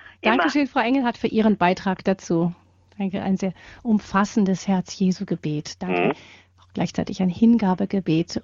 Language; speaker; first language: German; native; German